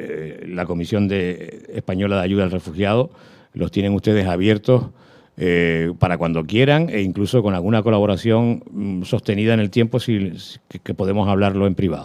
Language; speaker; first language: Spanish; native; Spanish